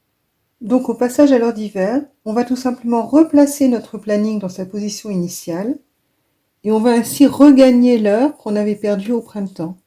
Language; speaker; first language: French; native; French